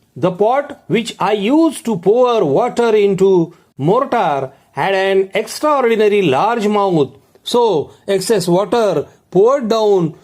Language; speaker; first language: English; non-native, local second language; Marathi